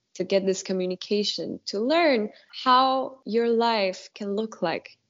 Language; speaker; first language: English; non-native, fluent; Polish